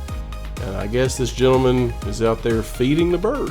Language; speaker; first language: English; native; English